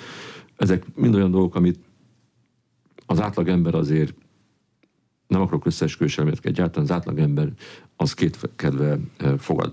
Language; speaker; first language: Hungarian; native; Hungarian